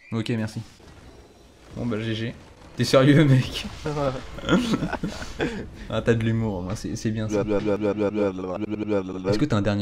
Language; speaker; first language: French; native; French